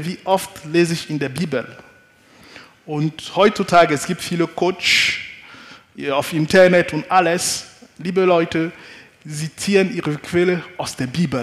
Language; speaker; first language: German; non-native, fluent; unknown